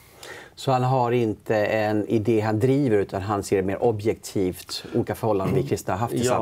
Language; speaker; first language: Swedish; native; Swedish